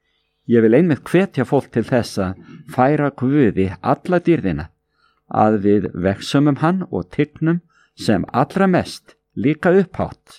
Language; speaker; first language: Icelandic; native; Icelandic